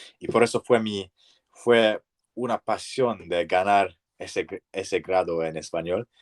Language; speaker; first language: Spanish; non-native, learner; English